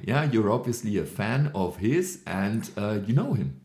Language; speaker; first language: English; non-native, fluent; German